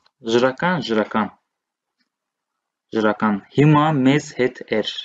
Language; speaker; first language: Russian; non-native, learner; Azerbaijani